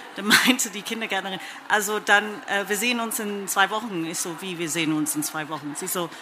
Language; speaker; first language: German; non-native, fluent; English